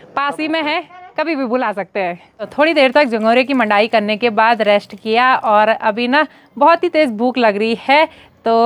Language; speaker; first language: Hindi; native; Hindi